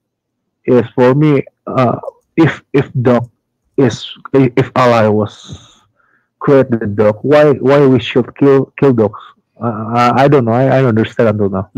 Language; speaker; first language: English; non-native, learner; Indonesian